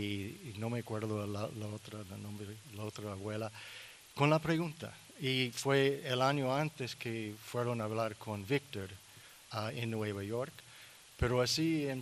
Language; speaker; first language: Spanish; non-native, learner; English